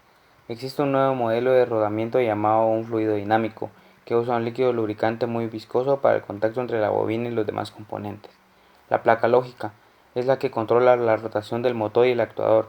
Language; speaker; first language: Spanish; native; Spanish